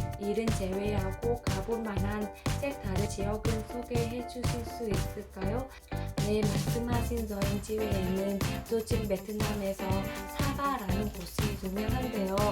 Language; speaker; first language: Korean; non-native, learner; Vietnamese